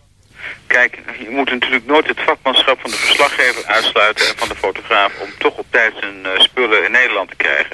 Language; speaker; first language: Dutch; native; Dutch